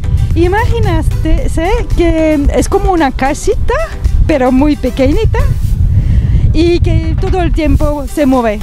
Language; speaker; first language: Spanish; non-native, learner; French